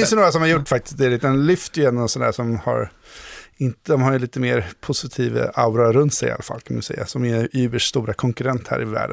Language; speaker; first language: Swedish; native; Swedish